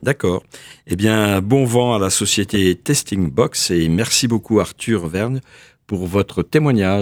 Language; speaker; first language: French; native; French